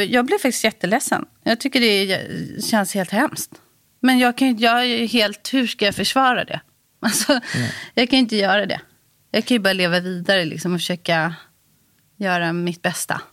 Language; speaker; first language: Swedish; native; Swedish